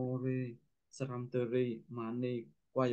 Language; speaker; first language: Korean; non-native, learner; Vietnamese